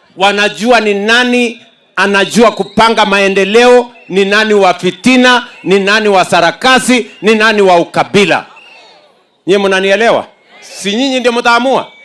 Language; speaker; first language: Swahili; non-native, local second language; Kalenjin